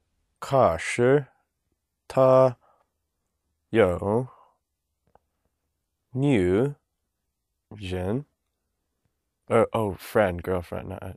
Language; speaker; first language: Chinese; non-native, learner; English